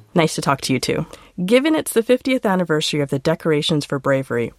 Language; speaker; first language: English; native; English